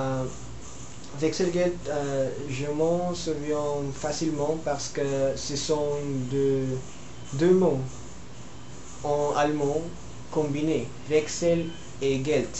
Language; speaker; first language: French; non-native, learner; Filipino